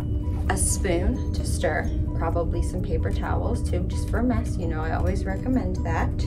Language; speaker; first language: English; native; English